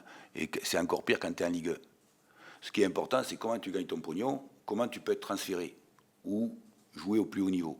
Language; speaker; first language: French; native; French